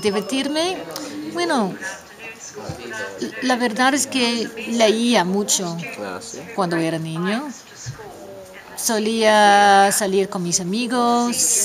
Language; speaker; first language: Spanish; non-native, fluent; English